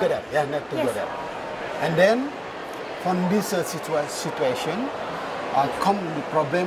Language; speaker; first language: English; non-native, learner; Indonesian